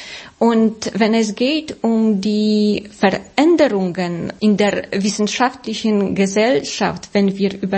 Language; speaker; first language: German; non-native, fluent; Polish